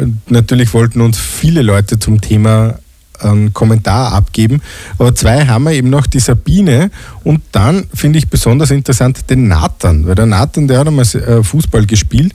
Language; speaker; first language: German; native; German